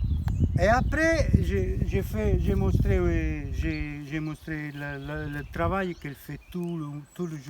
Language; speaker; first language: French; non-native, learner; Italian